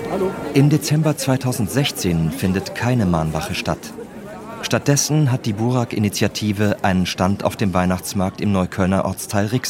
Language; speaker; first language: German; native; German